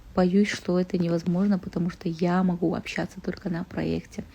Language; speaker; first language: Russian; non-native, local second language; Kazakh